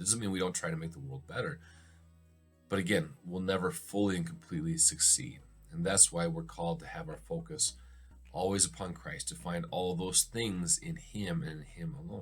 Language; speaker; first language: English; native; English